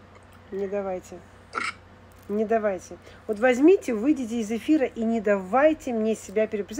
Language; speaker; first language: Russian; native; Russian